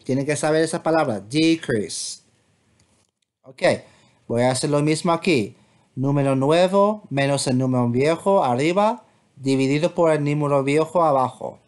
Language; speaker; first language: Spanish; non-native, fluent; English